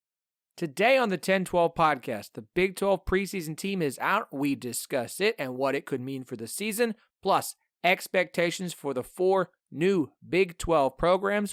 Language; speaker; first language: English; native; English